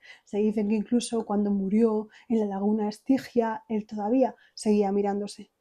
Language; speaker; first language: Spanish; native; Spanish